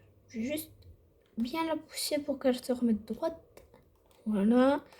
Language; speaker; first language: French; native; French